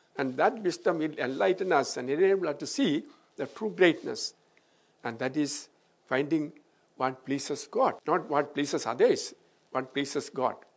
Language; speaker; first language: English; non-native, local second language; Malayalam